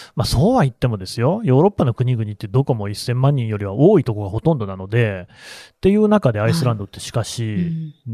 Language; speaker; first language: Japanese; native; Japanese